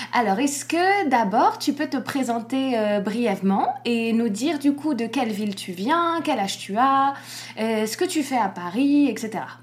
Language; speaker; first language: French; native; French